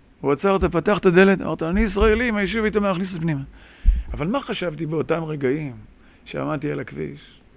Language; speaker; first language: Hebrew; native; Hebrew